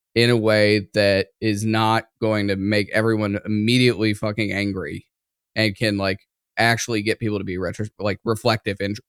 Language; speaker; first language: English; native; English